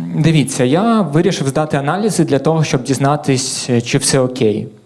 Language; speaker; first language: Ukrainian; native; Ukrainian